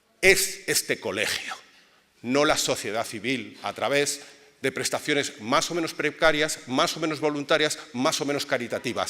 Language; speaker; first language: Spanish; native; Spanish